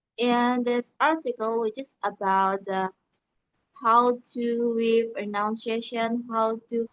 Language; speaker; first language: English; non-native, learner; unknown